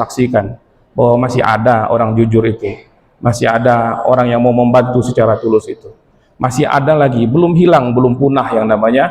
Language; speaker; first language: Indonesian; native; Indonesian